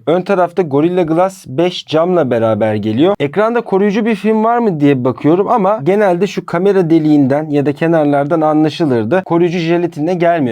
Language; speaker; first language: Turkish; native; Turkish